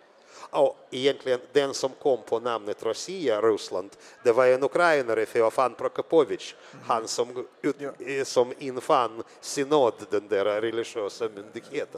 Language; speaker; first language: Swedish; non-native, fluent; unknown